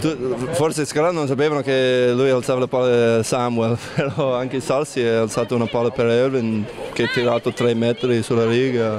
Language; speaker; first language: Italian; non-native, fluent; English